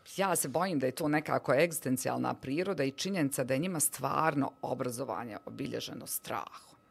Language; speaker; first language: Bosnian; native; Bosnian